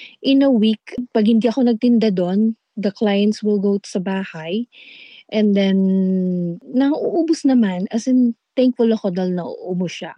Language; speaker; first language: Filipino; non-native, local second language; Pampanga